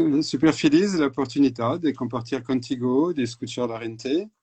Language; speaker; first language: Spanish; non-native, fluent; French